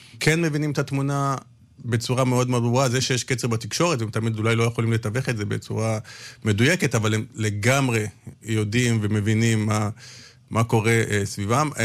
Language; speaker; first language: Hebrew; early bilingual, other home language; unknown